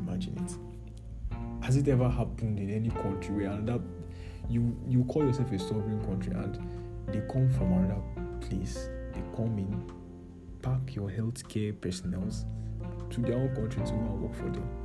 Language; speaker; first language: English; non-native, local second language; Yoruba